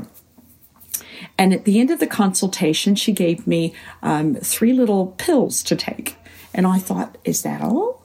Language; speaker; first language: English; native; English